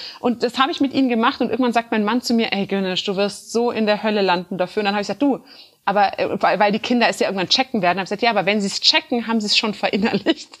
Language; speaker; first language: German; early bilingual, other home language; Turkish